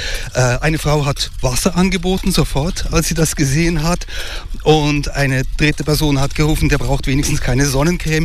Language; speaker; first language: German; native; German